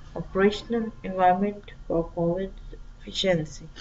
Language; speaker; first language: English; non-native, local second language; Urdu